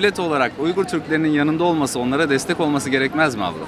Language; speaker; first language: Turkish; native; Turkish